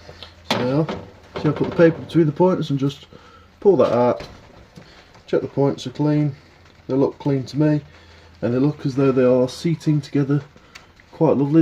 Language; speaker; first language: English; native; English